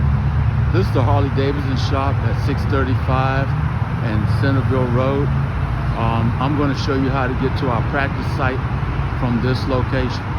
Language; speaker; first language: English; native; English